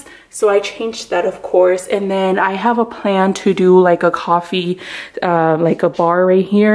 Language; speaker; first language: English; early bilingual, other home language; Spanish